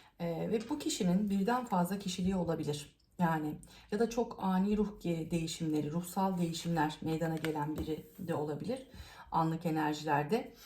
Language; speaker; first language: Turkish; native; Turkish